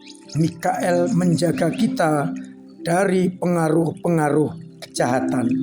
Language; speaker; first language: Indonesian; non-native, local second language; Javanese